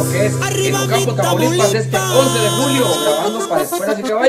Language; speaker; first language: Spanish; native; Spanish